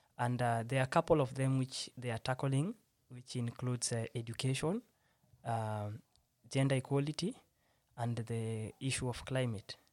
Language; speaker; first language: English; non-native, local second language; Swahili